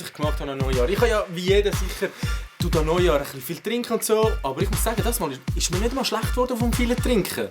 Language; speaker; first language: German; native; German